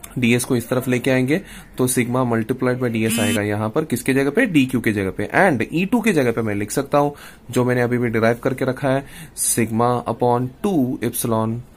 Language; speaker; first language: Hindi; non-native, local second language; Malayalam